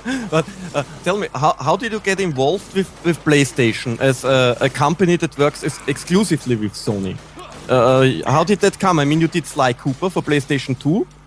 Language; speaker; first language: English; non-native, fluent; German